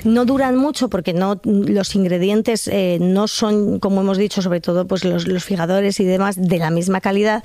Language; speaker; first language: Spanish; native; Spanish